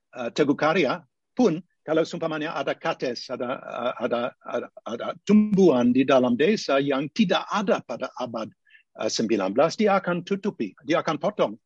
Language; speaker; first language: Indonesian; non-native, fluent; English